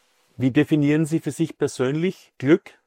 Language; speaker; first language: German; native; German